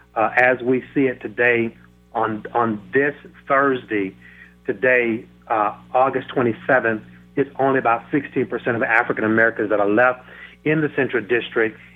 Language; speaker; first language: English; native; English